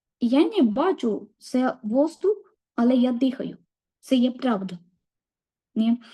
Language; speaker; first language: Ukrainian; non-native, learner; Malayalam